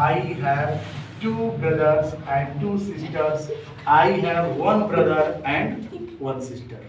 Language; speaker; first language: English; non-native, fluent; Hindi